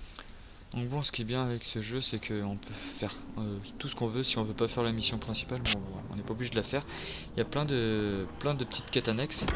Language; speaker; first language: French; native; French